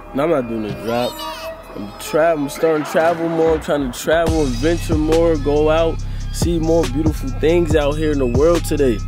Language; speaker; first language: English; native; English